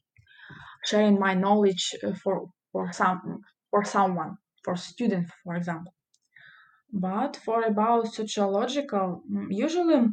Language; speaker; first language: English; non-native, learner; Russian